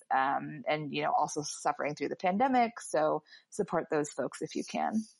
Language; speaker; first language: English; native; English